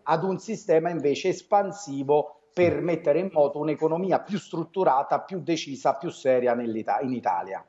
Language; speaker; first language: Italian; native; Italian